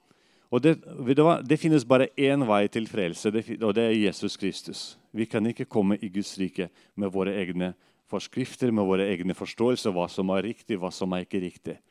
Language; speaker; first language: Norwegian; non-native, fluent; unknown